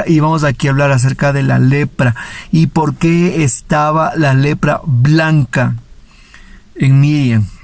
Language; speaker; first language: Spanish; native; Spanish